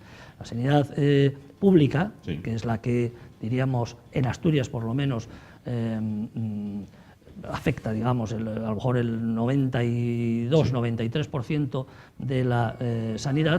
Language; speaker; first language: Spanish; native; Spanish